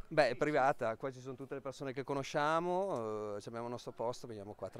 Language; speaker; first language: Italian; native; Italian